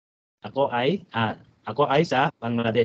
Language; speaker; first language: Filipino; non-native, learner; Bangla